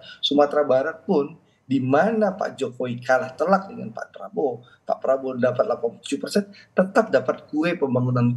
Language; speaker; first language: Indonesian; native; Indonesian